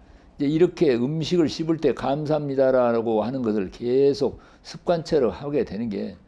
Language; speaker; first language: Korean; native; Korean